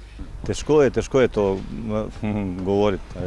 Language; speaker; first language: Slovenian; non-native, learner; Croatian